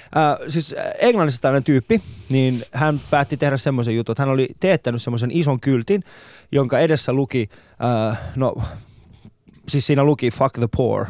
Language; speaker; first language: Finnish; non-native, fluent; Persian